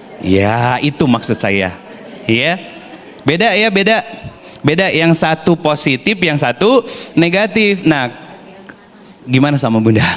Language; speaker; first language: Indonesian; native; Indonesian